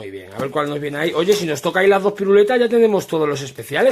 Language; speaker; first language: Spanish; native; Spanish